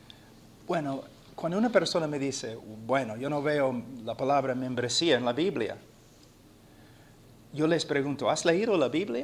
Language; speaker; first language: Spanish; non-native, fluent; English